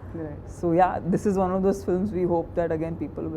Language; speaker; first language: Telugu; non-native, local second language; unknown